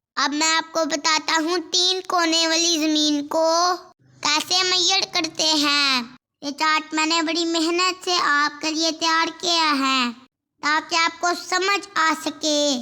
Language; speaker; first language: Urdu; non-native, local second language; Punjabi